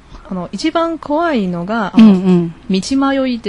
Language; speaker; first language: Japanese; non-native, learner; Chinese